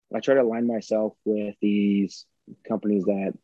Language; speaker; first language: English; native; English